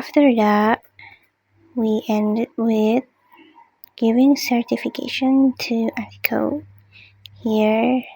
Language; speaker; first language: English; non-native, learner; Indonesian